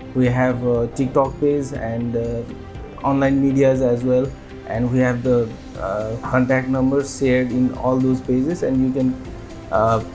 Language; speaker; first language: English; non-native, local second language; Nepali